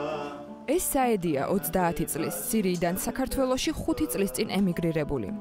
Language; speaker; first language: Georgian; native; Georgian